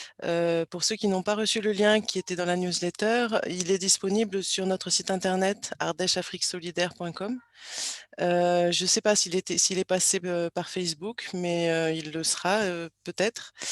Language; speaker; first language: French; native; French